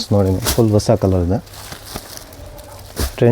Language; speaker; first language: Kannada; non-native, local second language; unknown